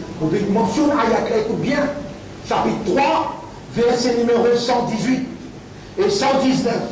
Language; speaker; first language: French; non-native, local second language; Morisyen